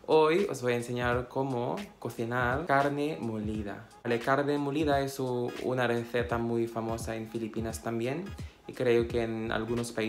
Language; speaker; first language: Spanish; non-native, fluent; Filipino